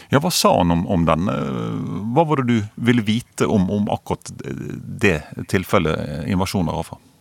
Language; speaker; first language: Norwegian; native; Norwegian